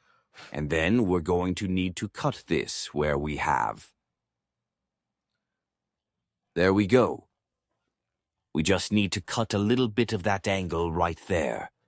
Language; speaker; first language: English; native; English